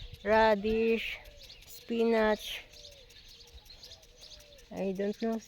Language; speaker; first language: English; non-native, learner; Filipino